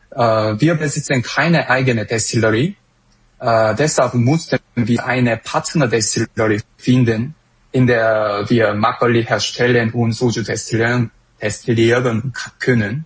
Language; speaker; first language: German; non-native, fluent; Korean